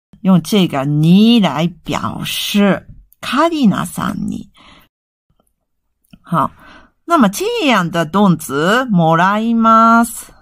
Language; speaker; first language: Chinese; non-native, fluent; Japanese